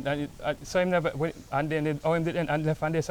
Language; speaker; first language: English; native; English